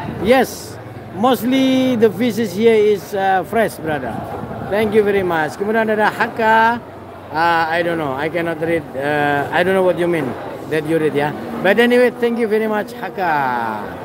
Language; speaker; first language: English; non-native, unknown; Indonesian